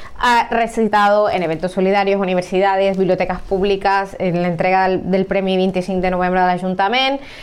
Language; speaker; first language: Spanish; native; Spanish